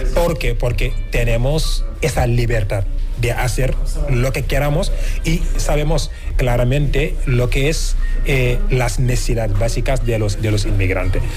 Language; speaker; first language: Spanish; non-native, fluent; Wolof